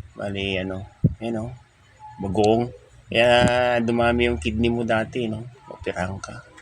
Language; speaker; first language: Filipino; non-native, local second language; Iloko